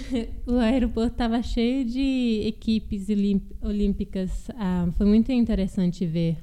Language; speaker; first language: Portuguese; early bilingual, heritage; Portuguese